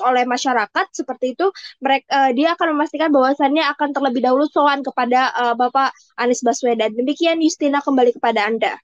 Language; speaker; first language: Indonesian; native; Indonesian